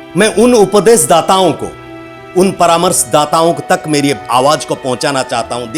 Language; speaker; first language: Hindi; non-native, local second language; Odia